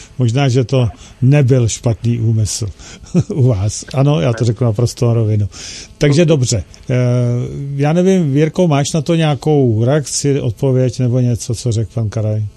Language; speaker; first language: Czech; native; Czech